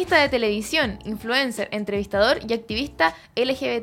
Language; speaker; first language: Spanish; native; Spanish